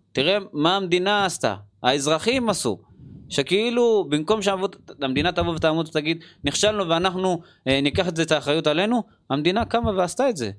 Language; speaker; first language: Hebrew; native; Hebrew